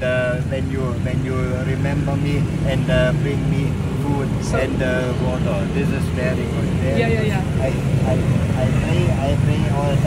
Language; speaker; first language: English; non-native, learner; German